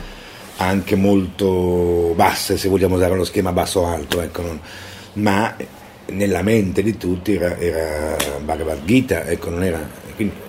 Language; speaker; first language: Italian; native; Italian